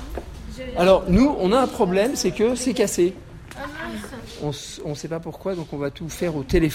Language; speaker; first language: French; native; French